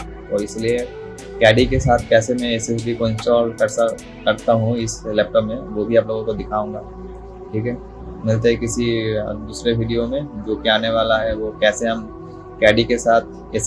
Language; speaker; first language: Hindi; non-native, local second language; Bangla